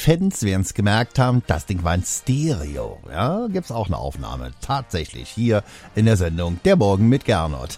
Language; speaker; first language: German; native; German